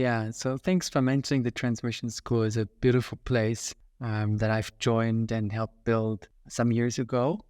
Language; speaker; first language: English; non-native, fluent; German